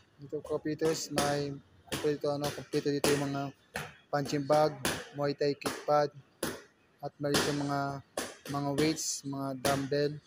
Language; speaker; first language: Filipino; native; Filipino